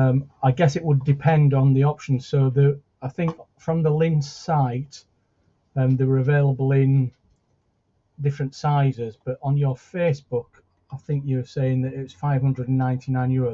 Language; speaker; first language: English; native; English